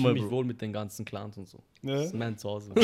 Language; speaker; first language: German; native; German